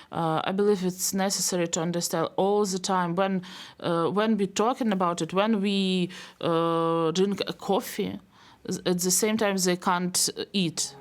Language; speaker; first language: English; non-native, learner; Belarusian